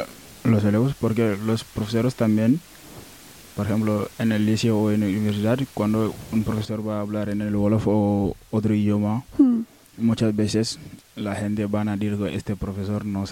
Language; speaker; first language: Spanish; non-native, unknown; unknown